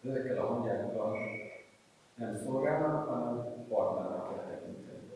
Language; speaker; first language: Hungarian; native; Hungarian